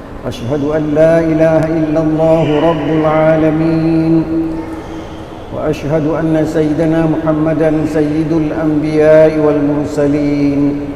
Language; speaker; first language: Malay; non-native, local second language; Achinese